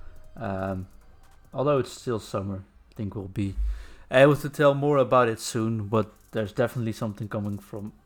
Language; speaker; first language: English; non-native, fluent; Dutch